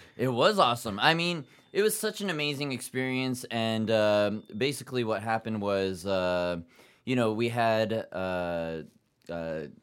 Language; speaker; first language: English; early bilingual, other home language; Japanese